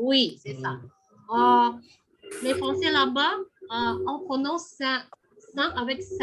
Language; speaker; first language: French; non-native, fluent; Indonesian